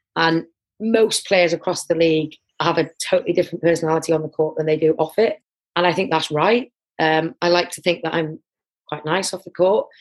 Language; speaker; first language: English; native; English